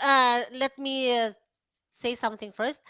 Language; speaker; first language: English; non-native, fluent; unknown